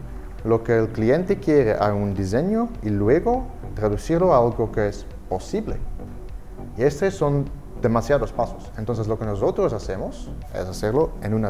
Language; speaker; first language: Spanish; non-native, fluent; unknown